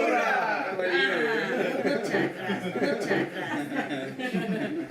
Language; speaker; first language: Spanish; non-native, learner; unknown